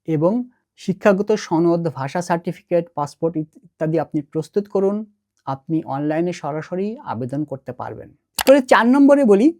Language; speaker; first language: Bangla; native; Bangla